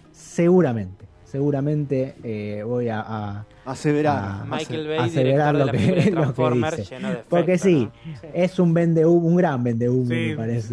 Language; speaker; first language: Spanish; native; Spanish